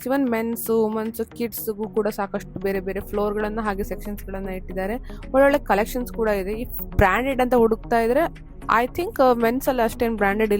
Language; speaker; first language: Kannada; native; Kannada